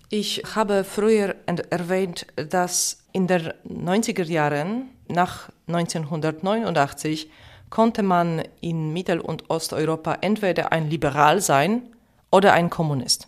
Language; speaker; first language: German; non-native, fluent; Polish